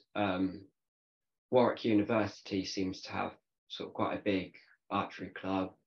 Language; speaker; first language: English; native; English